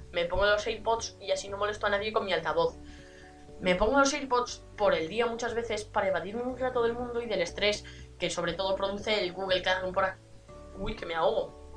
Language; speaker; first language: Spanish; native; Spanish